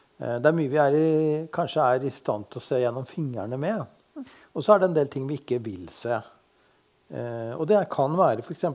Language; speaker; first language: Norwegian; native; Norwegian